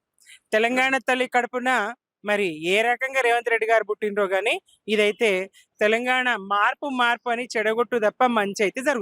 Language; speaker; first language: Telugu; native; Telugu